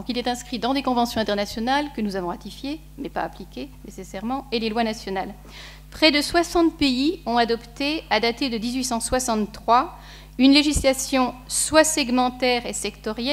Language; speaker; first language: French; native; French